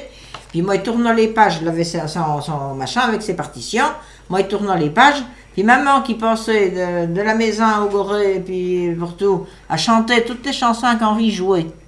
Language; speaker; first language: French; native; French